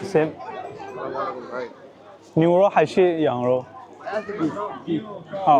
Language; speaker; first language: Chinese; non-native, learner; Bangla